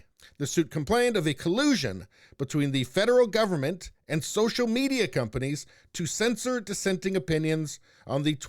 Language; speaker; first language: English; native; English